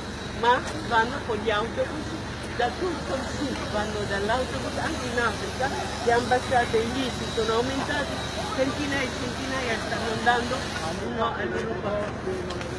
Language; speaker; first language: Italian; non-native, fluent; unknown